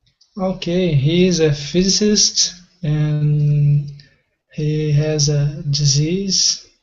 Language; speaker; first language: English; non-native, learner; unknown